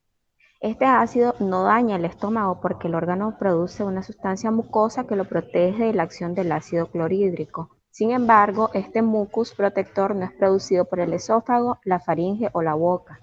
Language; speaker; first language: Spanish; native; Spanish